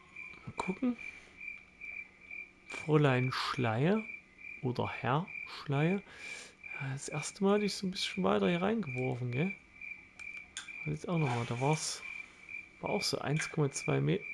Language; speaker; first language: German; native; German